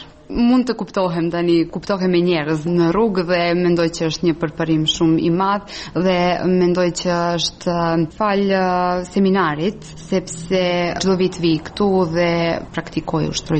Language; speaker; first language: Albanian; non-native, fluent; Serbian